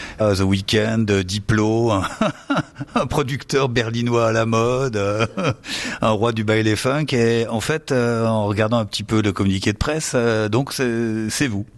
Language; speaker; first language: French; native; French